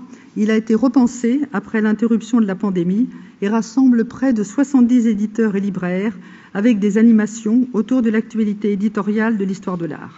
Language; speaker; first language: French; native; French